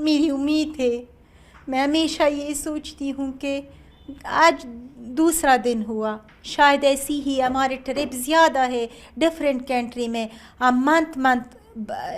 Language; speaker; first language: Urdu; non-native, learner; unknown